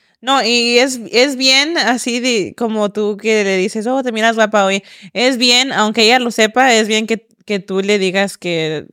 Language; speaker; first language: Spanish; early bilingual, heritage; Spanish